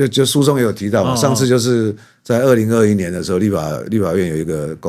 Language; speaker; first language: Chinese; native; Chinese